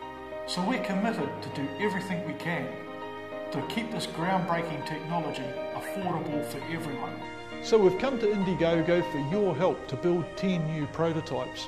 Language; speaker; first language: English; native; English